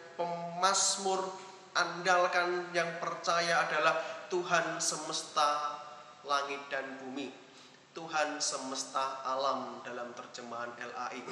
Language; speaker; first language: Indonesian; native; Indonesian